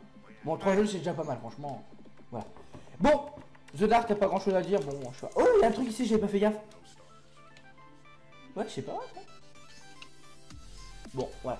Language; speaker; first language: French; native; French